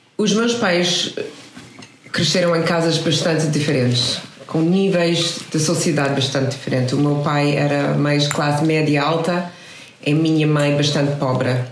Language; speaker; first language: Portuguese; non-native, fluent; English